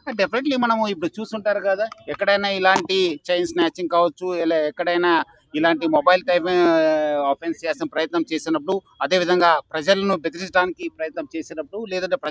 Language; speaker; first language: Telugu; non-native, fluent; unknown